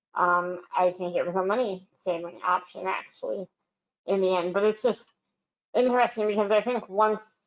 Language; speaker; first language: English; native; English